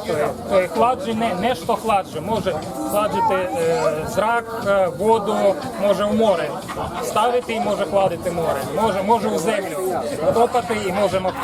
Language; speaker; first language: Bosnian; non-native, learner; Ukrainian